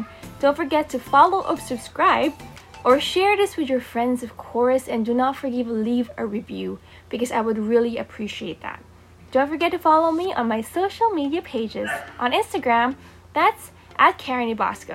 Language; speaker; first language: English; non-native, local second language; Filipino